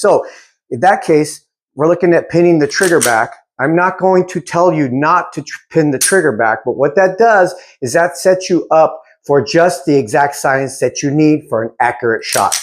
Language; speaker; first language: English; native; English